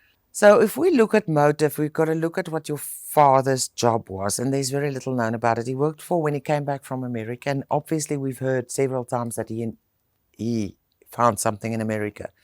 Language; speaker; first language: English; non-native, local second language; Afrikaans